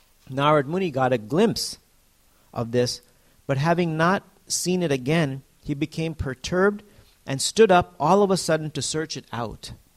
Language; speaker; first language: English; native; English